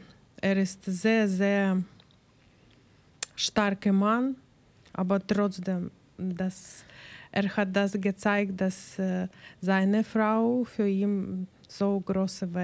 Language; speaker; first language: German; non-native, learner; Ukrainian